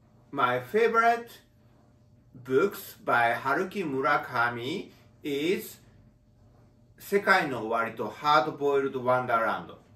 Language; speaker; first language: English; non-native, learner; Japanese